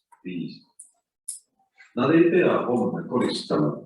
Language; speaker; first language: Estonian; non-native, learner; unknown